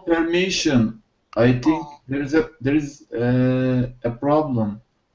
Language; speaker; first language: English; non-native, learner; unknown